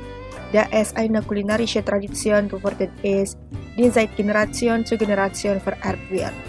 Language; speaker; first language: German; non-native, fluent; Indonesian